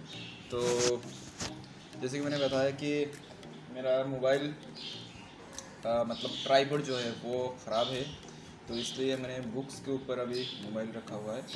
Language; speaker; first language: Hindi; non-native, local second language; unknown